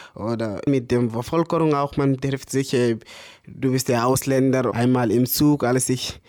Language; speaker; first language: German; early bilingual, other home language; Arabic